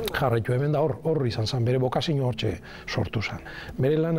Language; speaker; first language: Basque; native; Basque